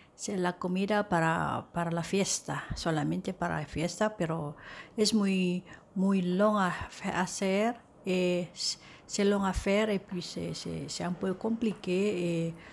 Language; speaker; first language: Spanish; non-native, learner; Indonesian